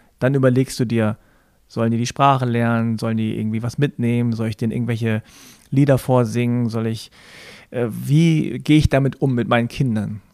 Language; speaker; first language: German; native; German